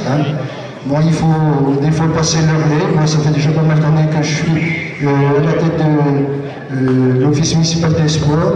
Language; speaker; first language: French; native; French